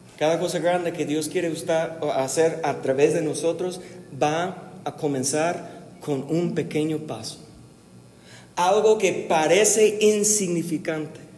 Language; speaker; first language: Spanish; non-native, fluent; English